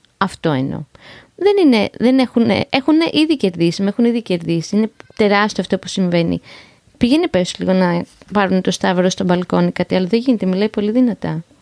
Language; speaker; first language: Greek; native; Greek